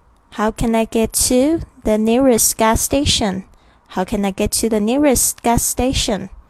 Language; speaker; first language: English; non-native, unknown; Chinese